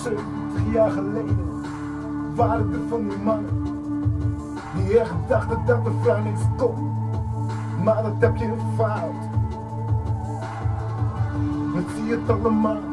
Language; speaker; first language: Dutch; non-native, fluent; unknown